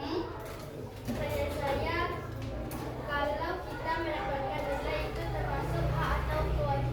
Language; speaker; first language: Indonesian; native; Indonesian